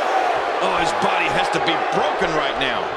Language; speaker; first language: English; native; English